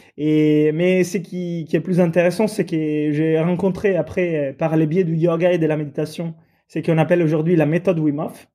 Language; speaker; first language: French; non-native, fluent; Italian